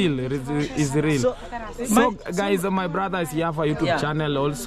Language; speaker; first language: English; non-native, learner; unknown